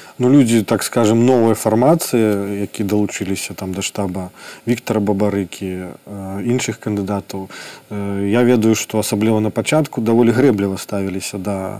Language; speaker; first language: Belarusian; non-native, local second language; Russian